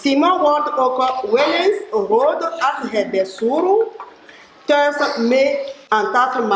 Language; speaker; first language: Dutch; non-native, fluent; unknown